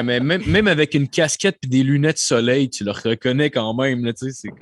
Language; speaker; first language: French; native; French